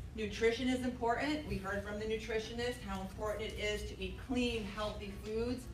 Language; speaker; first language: English; native; English